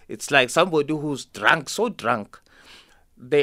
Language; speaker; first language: English; non-native, local second language; Zulu